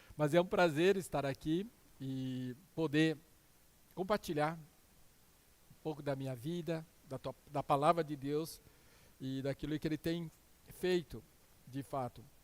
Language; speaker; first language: Portuguese; early bilingual, other home language; Min Nan Chinese